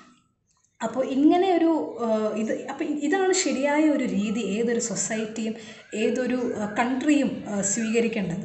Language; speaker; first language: Malayalam; native; Malayalam